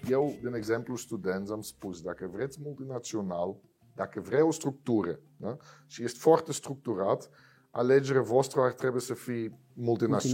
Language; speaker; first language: Romanian; non-native, learner; Dutch